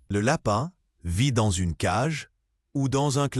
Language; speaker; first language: French; non-native, learner; Arabic